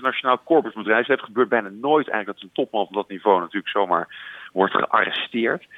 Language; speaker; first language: Dutch; native; Dutch